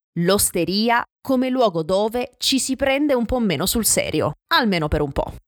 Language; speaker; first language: Italian; native; Italian